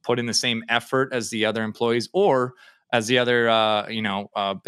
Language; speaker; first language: English; native; English